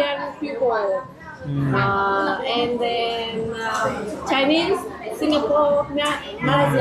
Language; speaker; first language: English; non-native, learner; Vietnamese